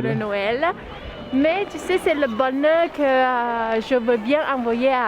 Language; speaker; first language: French; non-native, learner; Thai